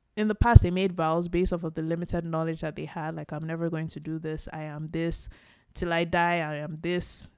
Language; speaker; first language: English; non-native, local second language; Yoruba